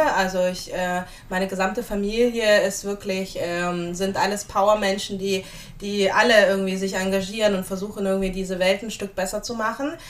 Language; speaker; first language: German; early bilingual, other home language; Russian